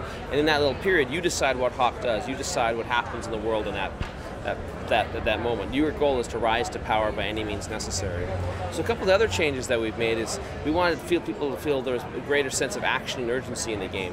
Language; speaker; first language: English; native; English